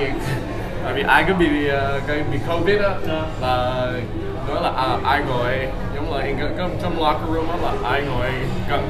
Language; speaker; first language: Vietnamese; early bilingual, heritage; English